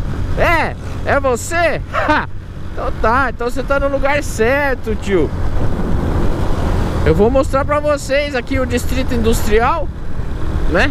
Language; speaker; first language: Portuguese; native; Portuguese